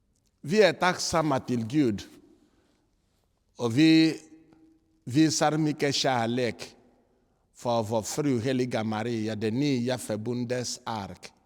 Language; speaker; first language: Swedish; non-native, fluent; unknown